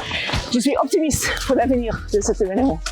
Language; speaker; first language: French; non-native, fluent; English